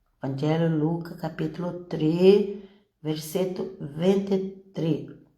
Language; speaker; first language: Italian; non-native, fluent; Portuguese